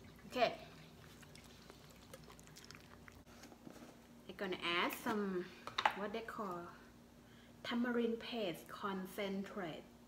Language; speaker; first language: English; non-native, learner; Thai